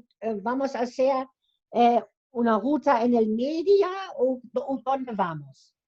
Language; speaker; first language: Spanish; non-native, fluent; German